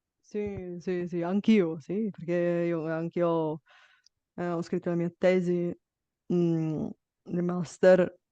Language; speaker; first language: Italian; non-native, fluent; Bulgarian